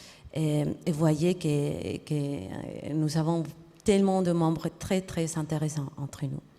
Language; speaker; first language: French; non-native, fluent; Spanish